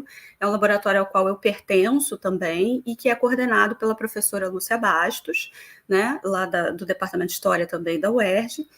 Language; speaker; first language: Portuguese; native; Portuguese